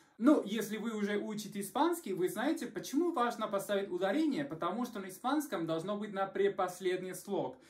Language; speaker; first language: Russian; non-native, fluent; Spanish